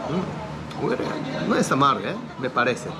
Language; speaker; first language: Spanish; non-native, fluent; Japanese